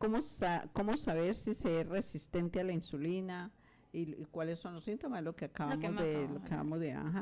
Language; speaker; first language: Spanish; native; Spanish